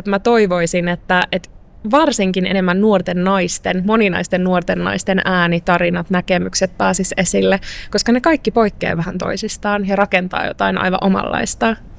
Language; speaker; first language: Finnish; early bilingual, other home language; Arabic